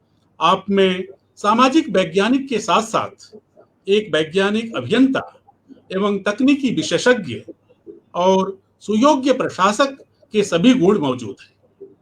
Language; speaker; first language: Hindi; native; Hindi